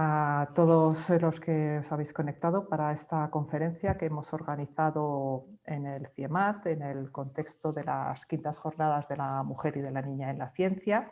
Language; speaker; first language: Spanish; native; Spanish